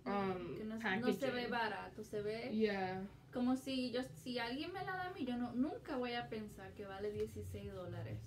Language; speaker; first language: Spanish; early bilingual, heritage; Spanish